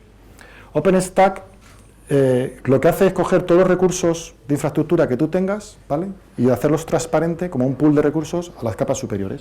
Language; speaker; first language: Spanish; native; Spanish